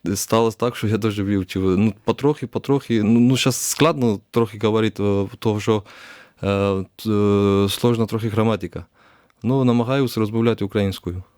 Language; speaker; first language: Ukrainian; non-native, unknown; Georgian